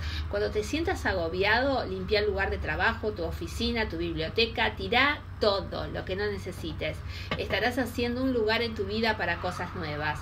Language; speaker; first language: Spanish; native; Spanish